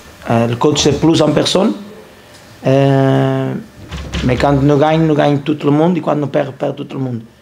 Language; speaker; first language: French; non-native, learner; Portuguese